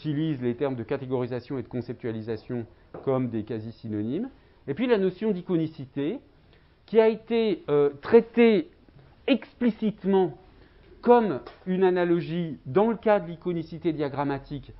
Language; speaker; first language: French; native; French